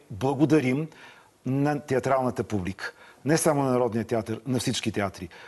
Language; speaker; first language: Bulgarian; native; Bulgarian